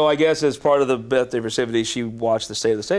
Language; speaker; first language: English; native; English